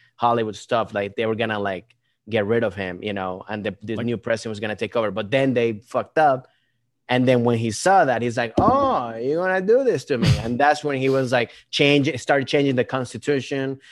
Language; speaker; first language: English; early bilingual, other home language; Spanish